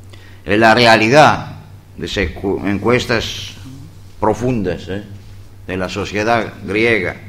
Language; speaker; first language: Spanish; non-native, fluent; Greek